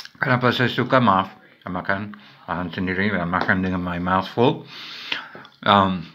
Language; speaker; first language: Indonesian; non-native, fluent; English